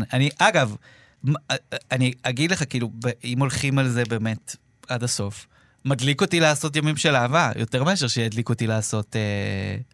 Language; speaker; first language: Hebrew; native; Hebrew